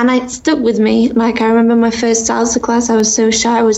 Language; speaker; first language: English; native; English